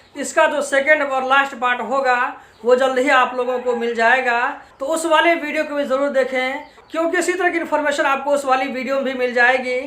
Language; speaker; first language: Hindi; native; Hindi